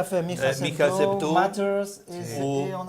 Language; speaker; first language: French; native; French